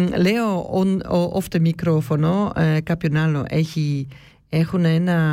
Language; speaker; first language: Greek; early bilingual, heritage; Greek